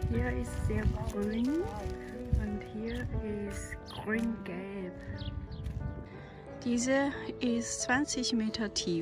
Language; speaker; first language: German; non-native, learner; Chinese